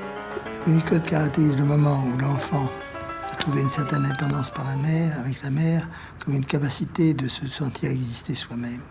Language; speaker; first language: French; native; French